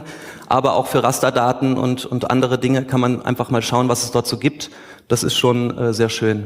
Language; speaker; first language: German; native; German